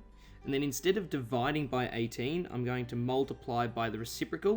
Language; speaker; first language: English; native; English